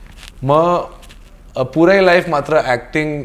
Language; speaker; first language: Nepali; non-native, learner; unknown